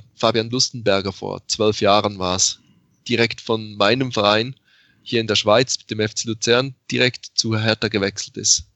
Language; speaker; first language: German; native; German